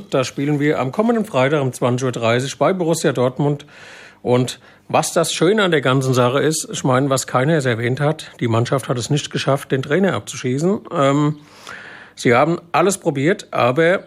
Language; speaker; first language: German; native; German